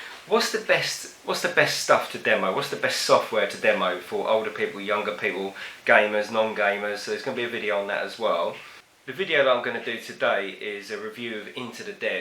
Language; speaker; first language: English; native; English